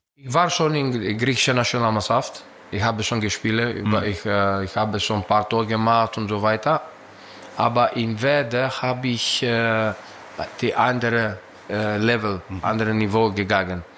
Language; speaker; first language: German; non-native, learner; Greek